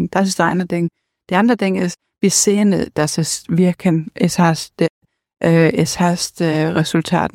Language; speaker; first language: German; non-native, learner; Danish